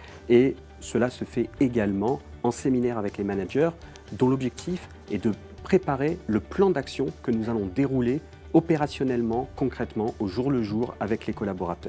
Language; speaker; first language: French; native; French